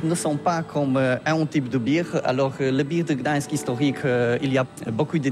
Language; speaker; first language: French; non-native, learner; Polish